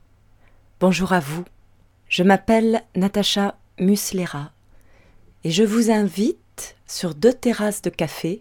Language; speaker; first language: French; native; French